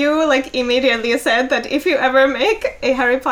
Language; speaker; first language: English; non-native, fluent; Finnish